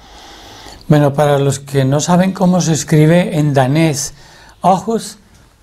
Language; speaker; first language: Spanish; native; Spanish